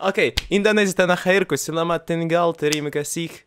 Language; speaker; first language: Indonesian; non-native, learner; Russian